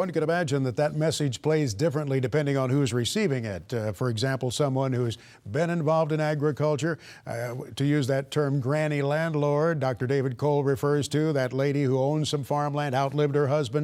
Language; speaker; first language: English; native; English